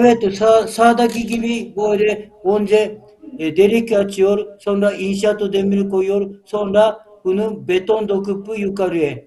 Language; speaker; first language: Turkish; non-native, learner; Japanese